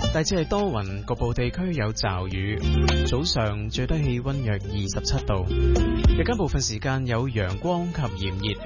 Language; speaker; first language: Chinese; non-native, local second language; Cantonese